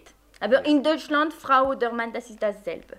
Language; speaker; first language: German; non-native, learner; French